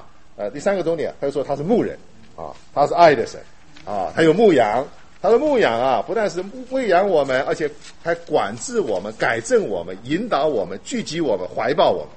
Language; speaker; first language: Chinese; native; Chinese